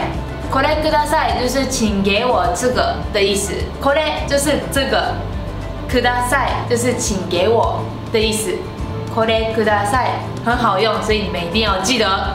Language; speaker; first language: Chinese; non-native, fluent; Japanese